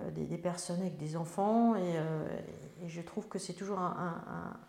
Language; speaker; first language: French; native; French